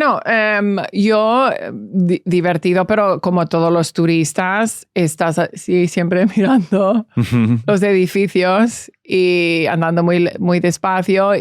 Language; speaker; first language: Spanish; early bilingual, heritage; English